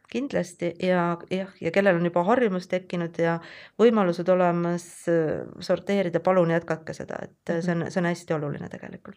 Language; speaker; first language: Estonian; native; Estonian